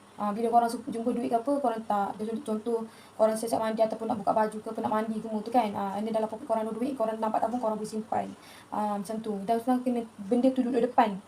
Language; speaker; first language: Malay; native; Malay